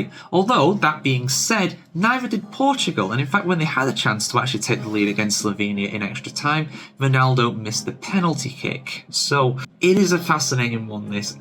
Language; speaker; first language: English; native; English